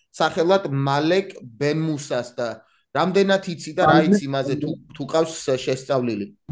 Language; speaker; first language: Georgian; early bilingual, heritage; Georgian